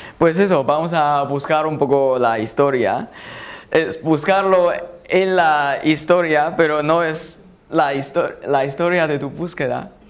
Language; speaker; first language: Spanish; non-native, fluent; Chinese